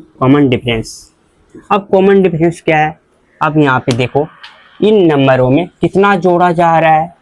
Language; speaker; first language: Hindi; native; Hindi